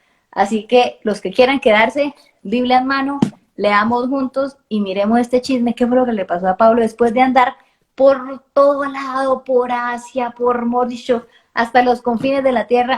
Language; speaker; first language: Spanish; native; Spanish